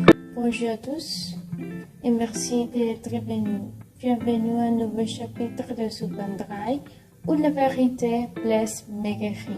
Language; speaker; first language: French; non-native, learner; Spanish